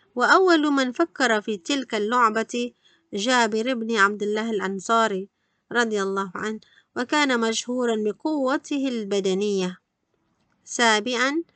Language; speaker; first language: Arabic; non-native, fluent; Malay